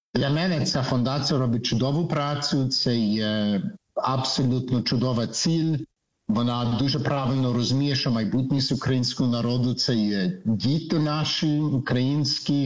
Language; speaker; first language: Ukrainian; early bilingual, heritage; Ukrainian